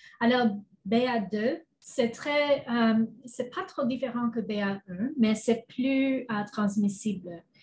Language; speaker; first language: French; non-native, learner; English